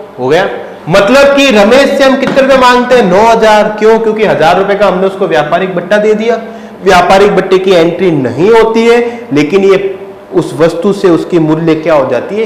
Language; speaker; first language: Hindi; native; Hindi